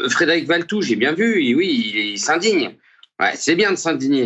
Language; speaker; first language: French; native; French